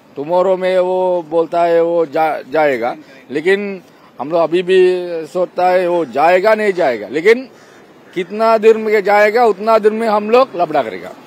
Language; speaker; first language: Hindi; non-native, learner; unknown